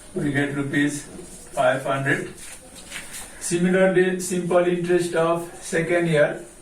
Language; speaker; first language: English; non-native, local second language; Nepali